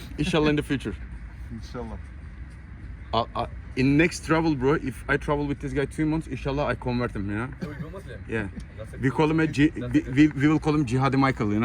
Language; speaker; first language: English; non-native, fluent; Turkish